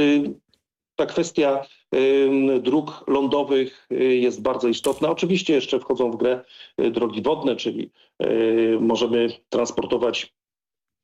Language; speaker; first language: Polish; native; Polish